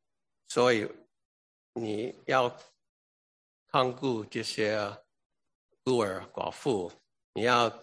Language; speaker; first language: Chinese; early bilingual, heritage; English